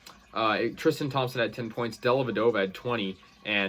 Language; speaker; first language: English; native; English